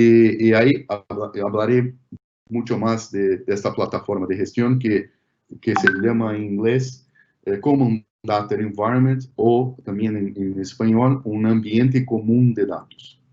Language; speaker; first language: Spanish; non-native, fluent; Portuguese